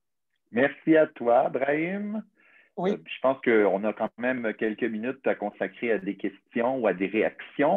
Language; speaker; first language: French; native; French